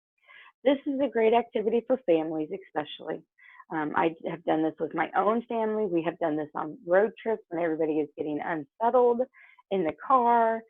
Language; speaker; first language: English; native; English